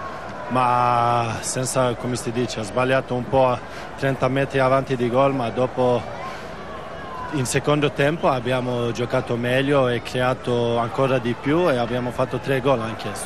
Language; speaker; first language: Italian; non-native, learner; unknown